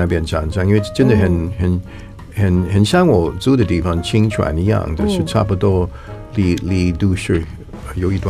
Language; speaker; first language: Chinese; non-native, fluent; English